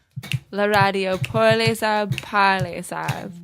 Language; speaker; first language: French; non-native, learner; English